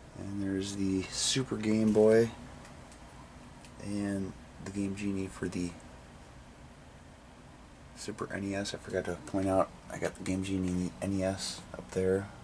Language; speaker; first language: English; native; English